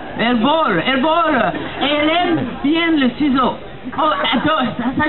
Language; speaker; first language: French; non-native, learner; English